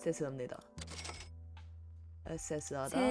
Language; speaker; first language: Korean; non-native, learner; English